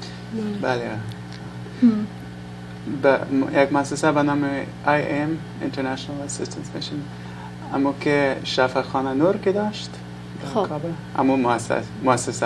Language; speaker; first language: Persian; non-native, local second language; English